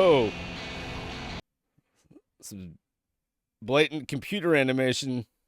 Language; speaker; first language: English; native; English